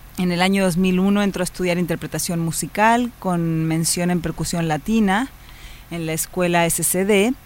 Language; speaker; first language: Spanish; native; Spanish